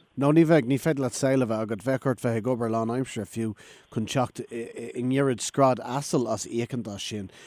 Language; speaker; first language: Irish; non-native, local second language; English